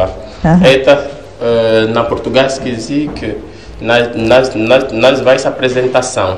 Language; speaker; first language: Russian; non-native, learner; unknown